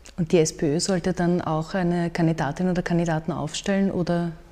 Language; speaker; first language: German; native; German